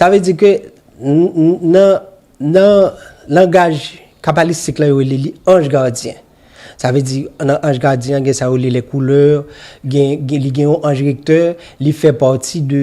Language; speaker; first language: Haitian Creole; native; Haitian Creole